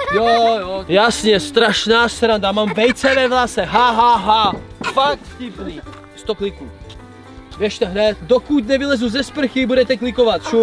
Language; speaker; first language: Czech; native; Czech